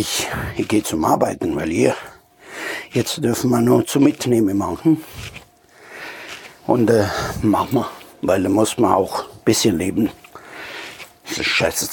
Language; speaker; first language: German; non-native, fluent; Italian